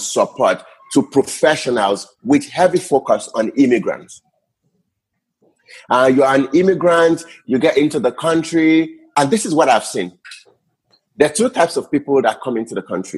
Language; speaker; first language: English; non-native, local second language; Yoruba